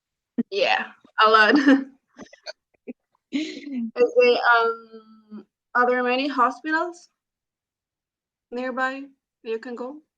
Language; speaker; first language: English; non-native, learner; Spanish